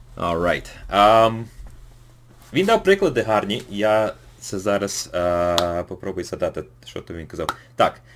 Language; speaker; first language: Ukrainian; early bilingual, heritage; English